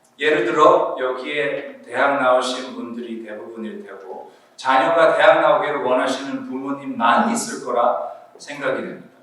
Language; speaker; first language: Korean; early bilingual, heritage; Korean